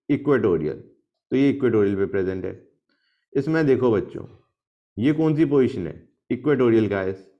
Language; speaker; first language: Hindi; native; Hindi